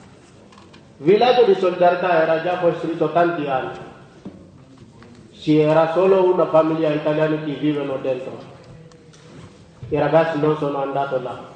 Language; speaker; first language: Italian; non-native, learner; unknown